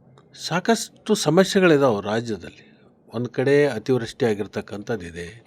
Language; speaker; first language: Kannada; native; Kannada